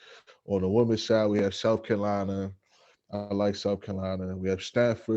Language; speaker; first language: English; native; English